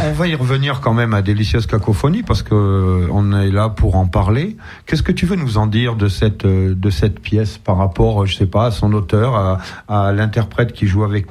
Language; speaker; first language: French; native; French